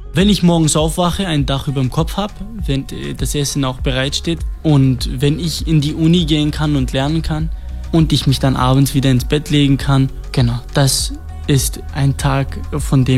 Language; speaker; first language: German; non-native, fluent; Kurdish